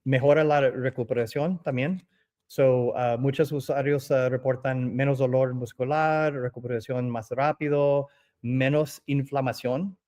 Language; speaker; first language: Spanish; early bilingual, other home language; English